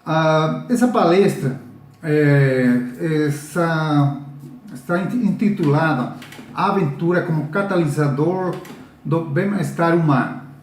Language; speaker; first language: Portuguese; non-native, learner; Spanish